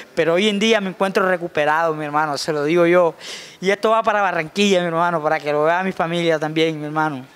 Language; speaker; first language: Spanish; native; Spanish